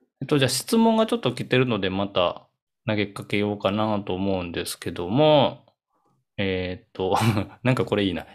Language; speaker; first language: Japanese; native; Japanese